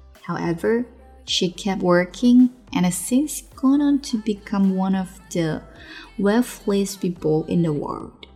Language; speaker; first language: English; non-native, fluent; Chinese